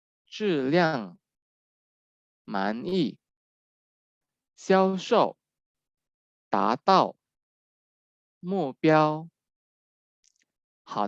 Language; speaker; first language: Chinese; non-native, fluent; Indonesian